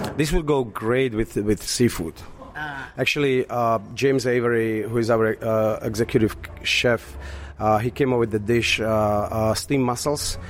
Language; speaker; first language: English; non-native, fluent; Slovak